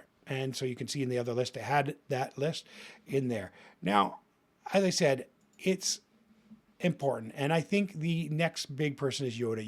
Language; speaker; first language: English; native; English